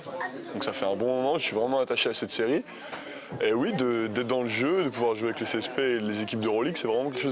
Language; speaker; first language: French; native; French